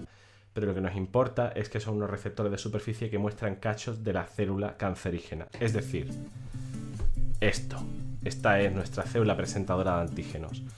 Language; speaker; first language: Spanish; native; Spanish